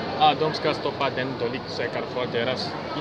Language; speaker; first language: Swedish; non-native, learner; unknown